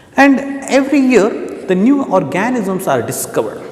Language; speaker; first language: English; non-native, local second language; Kannada